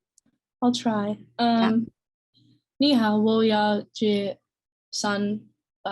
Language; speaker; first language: Chinese; non-native, learner; English